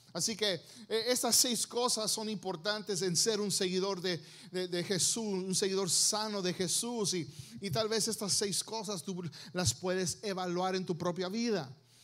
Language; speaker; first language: Spanish; native; Spanish